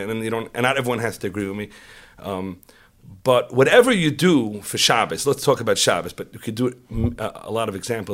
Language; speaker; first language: English; native; English